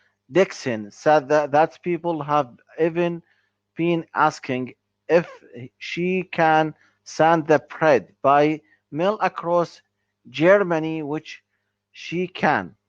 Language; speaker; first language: English; non-native, learner; Arabic